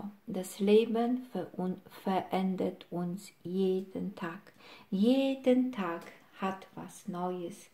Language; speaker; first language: German; non-native, fluent; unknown